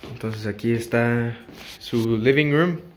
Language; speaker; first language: Spanish; early bilingual, heritage; English